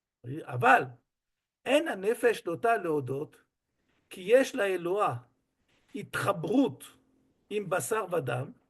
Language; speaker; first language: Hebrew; non-native, fluent; French